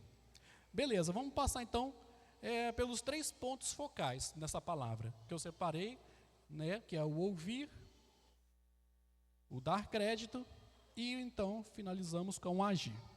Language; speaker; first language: Portuguese; native; Portuguese